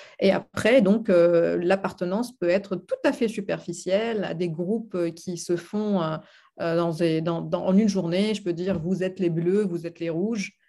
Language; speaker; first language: French; non-native, local second language; Arabic